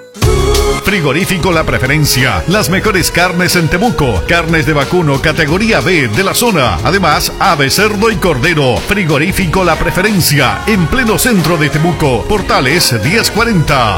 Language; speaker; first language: Spanish; native; Spanish